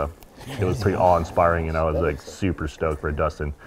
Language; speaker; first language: English; native; English